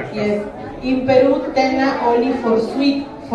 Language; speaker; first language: English; non-native, learner; Spanish